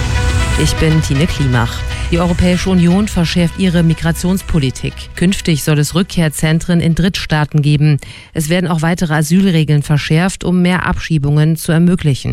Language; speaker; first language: German; native; German